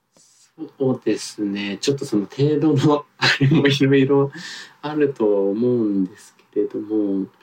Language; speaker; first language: Japanese; native; Japanese